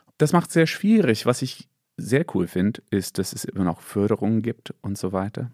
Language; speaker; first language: German; non-native, fluent; English